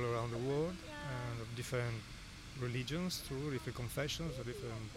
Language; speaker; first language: English; non-native, learner; Italian